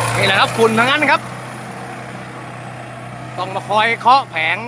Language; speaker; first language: Thai; native; Thai